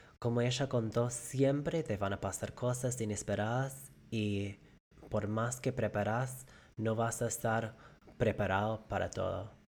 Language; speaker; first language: Spanish; non-native, fluent; English